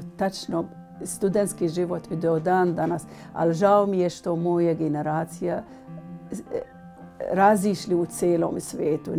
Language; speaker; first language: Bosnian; non-native, learner; Arabic